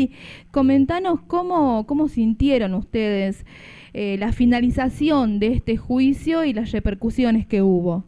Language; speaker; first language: Spanish; native; Spanish